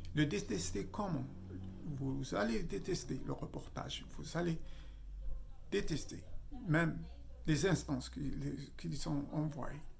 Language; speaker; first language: French; non-native, local second language; Arabic